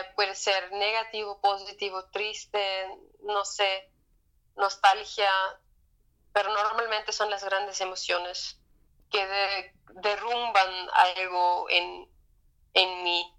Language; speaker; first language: Spanish; non-native, fluent; German